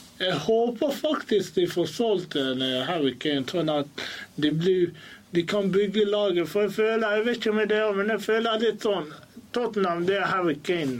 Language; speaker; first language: Norwegian; early bilingual, other home language; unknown